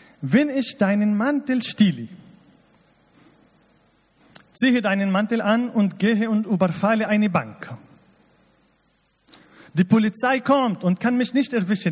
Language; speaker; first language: German; non-native, fluent; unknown